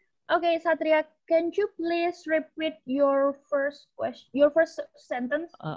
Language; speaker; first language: English; non-native, fluent; Indonesian